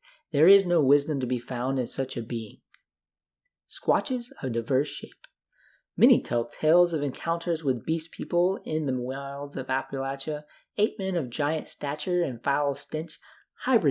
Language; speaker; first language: English; native; English